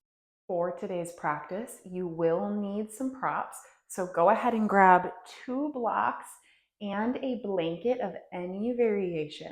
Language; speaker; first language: English; native; English